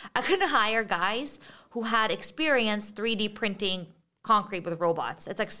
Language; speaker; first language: English; early bilingual, other home language; Russian